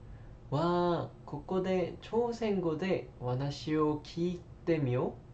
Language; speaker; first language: Japanese; non-native, learner; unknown